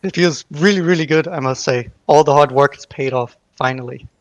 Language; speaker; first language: English; non-native, fluent; Danish